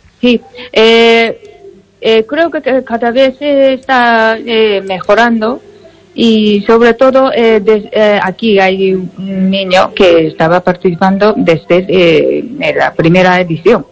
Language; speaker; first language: Spanish; non-native, learner; Japanese